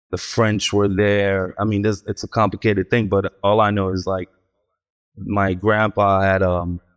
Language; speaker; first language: English; early bilingual, heritage; Hebrew